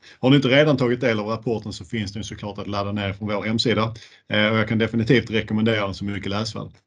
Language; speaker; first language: Swedish; native; Swedish